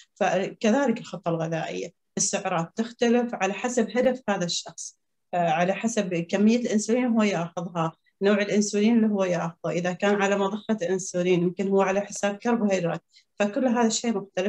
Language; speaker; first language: Arabic; native; Arabic